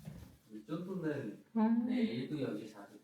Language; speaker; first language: Korean; non-native, fluent; Chinese